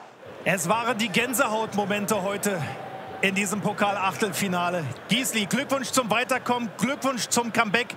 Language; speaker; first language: German; native; German